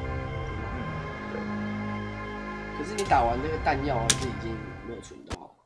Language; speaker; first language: Chinese; native; Chinese